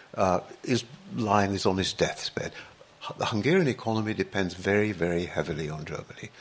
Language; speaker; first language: English; native; English